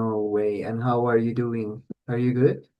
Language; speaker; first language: English; non-native, fluent; Spanish